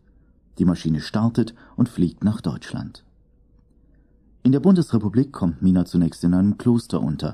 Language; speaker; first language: German; native; German